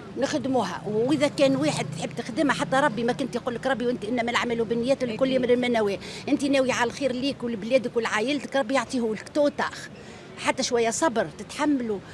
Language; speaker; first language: Arabic; native; Arabic